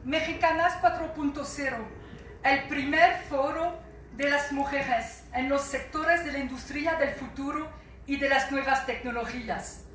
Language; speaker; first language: Spanish; non-native, fluent; French